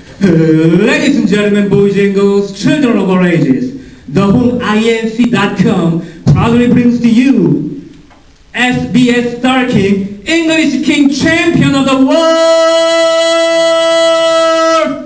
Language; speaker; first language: English; non-native, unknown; Korean